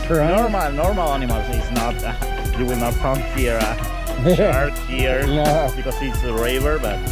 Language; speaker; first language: English; non-native, learner; Spanish